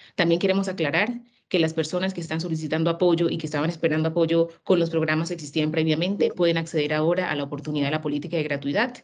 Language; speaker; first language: Spanish; native; Spanish